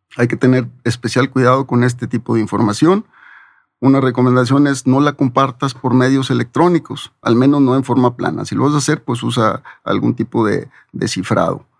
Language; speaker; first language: Spanish; native; Spanish